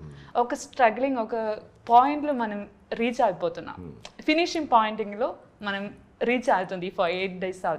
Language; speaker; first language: Telugu; non-native, learner; Malayalam